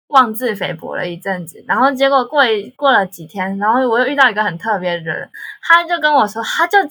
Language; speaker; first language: Chinese; native; Chinese